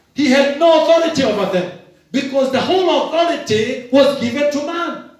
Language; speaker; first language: English; non-native, local second language; Swahili